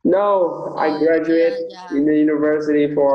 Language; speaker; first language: English; non-native, fluent; Vietnamese